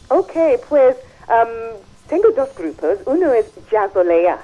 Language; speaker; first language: Spanish; non-native, fluent; English